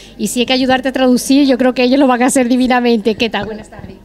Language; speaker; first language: Spanish; native; Spanish